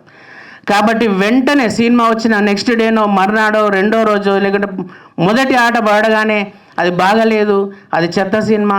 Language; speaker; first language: Telugu; native; Telugu